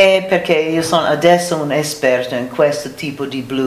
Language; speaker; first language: Italian; non-native, learner; English